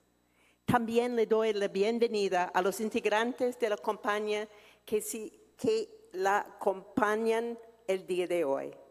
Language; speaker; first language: Spanish; non-native, fluent; English